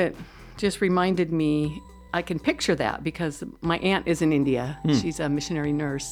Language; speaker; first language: English; native; English